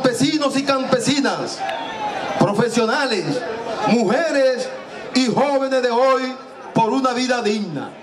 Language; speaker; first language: Spanish; native; Spanish